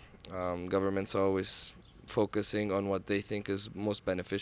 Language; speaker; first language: English; non-native, fluent; Arabic